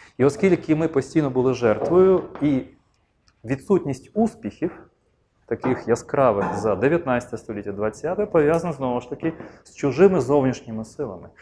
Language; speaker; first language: Ukrainian; non-native, local second language; Russian